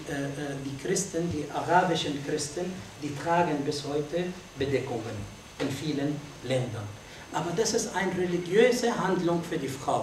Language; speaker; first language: German; non-native, fluent; Arabic